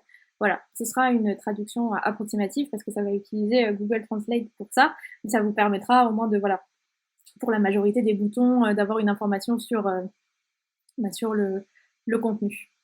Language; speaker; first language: French; native; French